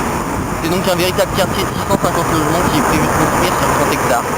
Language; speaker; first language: French; native; French